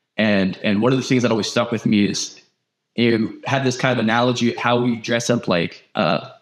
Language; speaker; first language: English; native; English